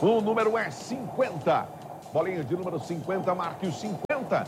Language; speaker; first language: Portuguese; native; Portuguese